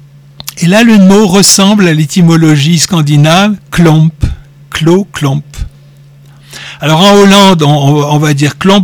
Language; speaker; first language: French; native; French